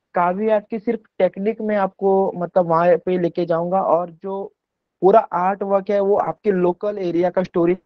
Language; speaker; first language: Hindi; non-native, local second language; Konkani